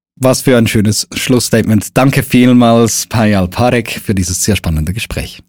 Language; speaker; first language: German; native; German